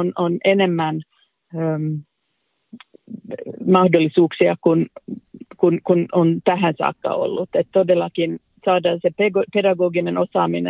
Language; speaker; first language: Finnish; non-native, local second language; Swedish